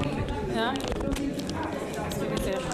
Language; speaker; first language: Swedish; native; Swedish